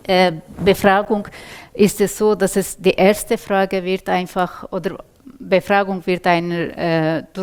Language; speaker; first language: German; non-native, fluent; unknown